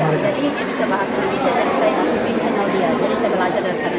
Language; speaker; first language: Indonesian; non-native, fluent; Tetum